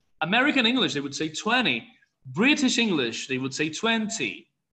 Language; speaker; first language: English; non-native, fluent; Portuguese